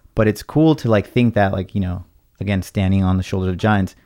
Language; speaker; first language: English; early bilingual, other home language; Spanish